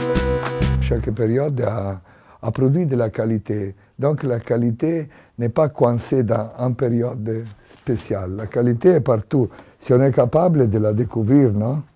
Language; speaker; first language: French; non-native, fluent; Italian